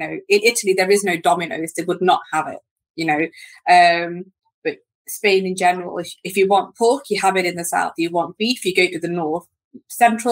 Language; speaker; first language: English; native; English